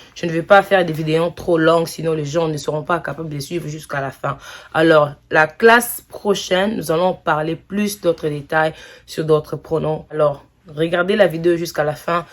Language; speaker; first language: French; non-native, local second language; Lingala